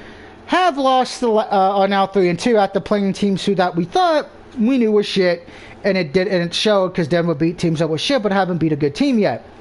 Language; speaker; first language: English; native; English